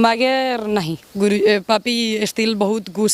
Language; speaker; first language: Hindi; non-native, learner; Spanish